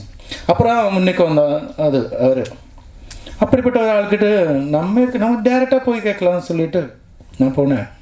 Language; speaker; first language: Tamil; non-native, local second language; Malayalam